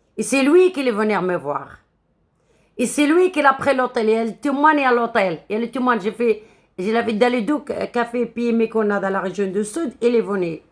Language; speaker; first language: French; non-native, local second language; Arabic